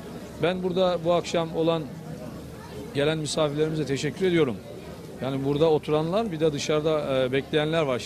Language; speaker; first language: Turkish; native; Turkish